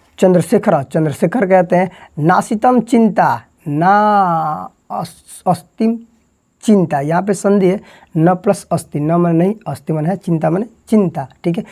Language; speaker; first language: Hindi; native; Hindi